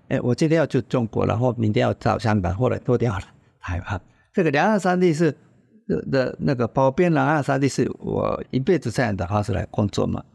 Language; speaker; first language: Chinese; non-native, fluent; Japanese